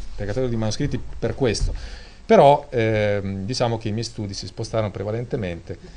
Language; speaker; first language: Italian; native; Italian